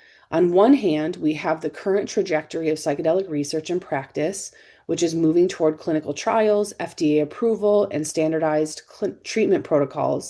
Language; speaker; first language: English; native; English